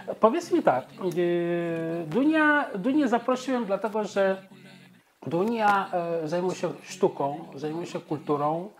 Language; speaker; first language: Polish; non-native, fluent; Wolof